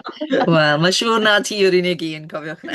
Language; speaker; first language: Welsh; native; Welsh